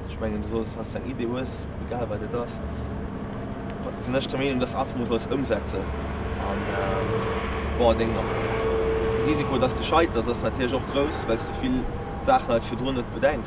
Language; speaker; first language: German; non-native, local second language; Luxembourgish